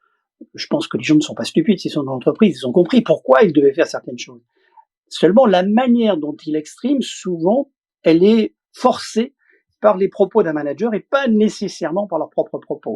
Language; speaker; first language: French; native; French